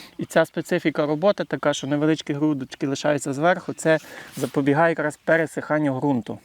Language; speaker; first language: Ukrainian; native; Ukrainian